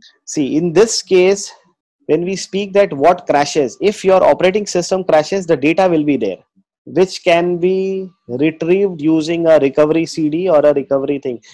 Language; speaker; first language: English; non-native, local second language; Hindi